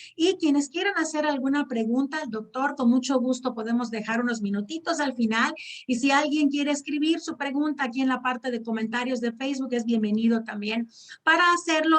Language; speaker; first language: Spanish; native; Spanish